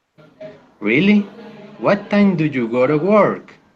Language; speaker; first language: English; non-native, learner; Spanish